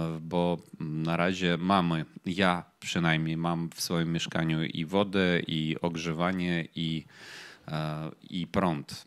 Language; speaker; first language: Polish; non-native, fluent; Ukrainian